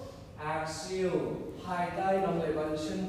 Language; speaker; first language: Vietnamese; non-native, learner; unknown